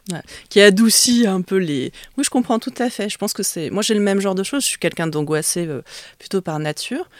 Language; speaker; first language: French; early bilingual, other home language; Vietnamese